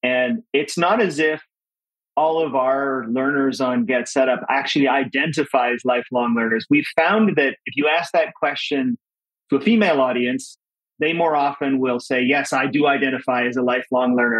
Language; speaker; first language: English; native; English